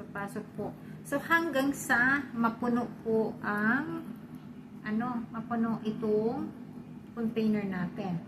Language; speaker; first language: Filipino; native; Filipino